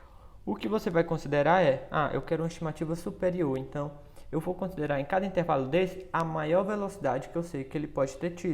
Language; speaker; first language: Portuguese; native; Portuguese